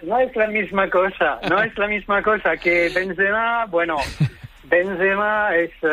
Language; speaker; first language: Spanish; non-native, fluent; French